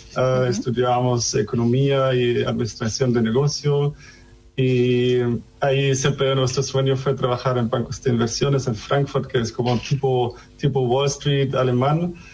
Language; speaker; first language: Spanish; non-native, fluent; German